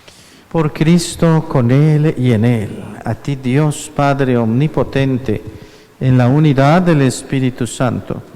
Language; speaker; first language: Spanish; native; Spanish